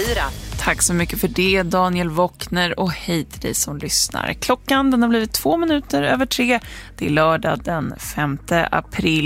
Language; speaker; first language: Swedish; native; Swedish